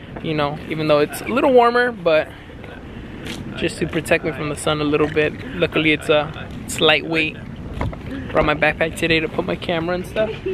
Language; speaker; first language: English; early bilingual, other home language; Spanish